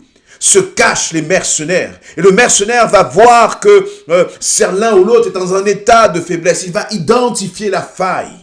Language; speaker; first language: French; native; French